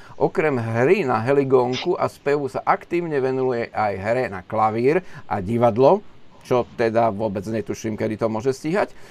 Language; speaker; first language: Slovak; native; Slovak